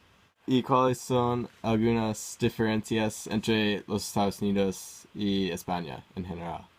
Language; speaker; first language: Spanish; non-native, learner; English